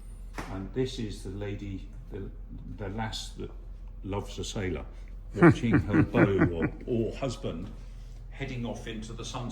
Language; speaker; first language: English; native; English